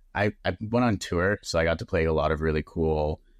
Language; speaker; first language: English; native; English